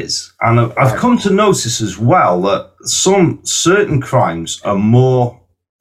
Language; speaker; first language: English; native; English